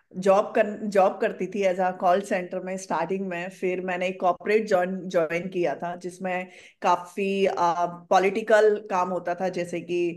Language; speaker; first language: Hindi; native; Hindi